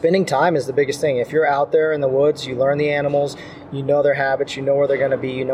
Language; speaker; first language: English; native; English